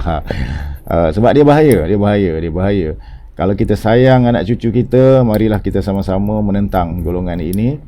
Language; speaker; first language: Malay; native; Malay